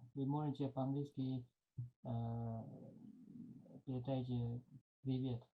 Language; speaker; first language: Russian; non-native, learner; Chinese